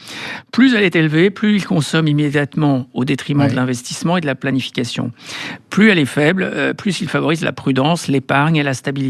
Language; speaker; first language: French; native; French